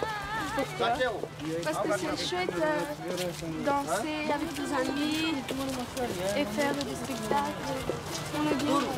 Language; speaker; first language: French; early bilingual, other home language; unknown